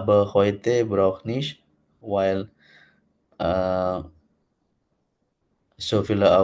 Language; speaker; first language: German; non-native, learner; Indonesian